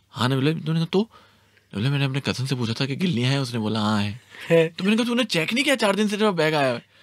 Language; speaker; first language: Urdu; native; Urdu